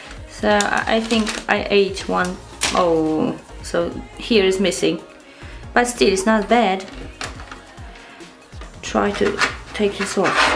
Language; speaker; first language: English; non-native, learner; Polish